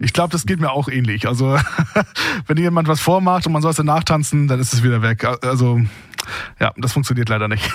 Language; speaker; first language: German; native; German